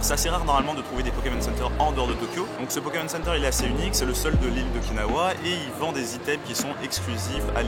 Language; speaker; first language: French; native; French